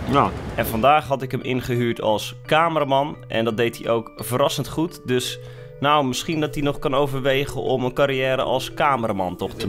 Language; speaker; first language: Dutch; native; Dutch